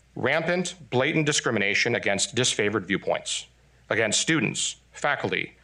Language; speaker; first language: English; non-native, fluent; Chinese